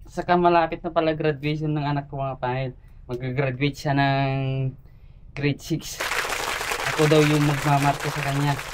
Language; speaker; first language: Filipino; non-native, local second language; Iloko